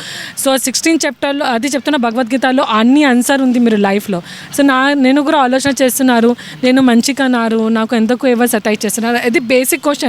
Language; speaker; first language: Telugu; non-native, learner; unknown